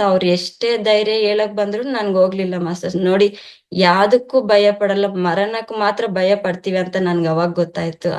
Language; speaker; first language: Kannada; non-native, local second language; Telugu